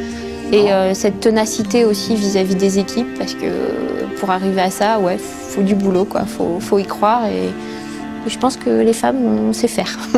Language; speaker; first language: French; native; French